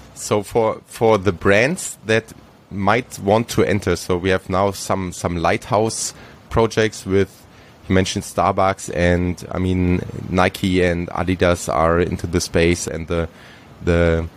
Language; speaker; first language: English; non-native, fluent; German